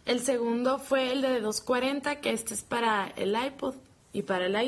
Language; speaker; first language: Spanish; native; Spanish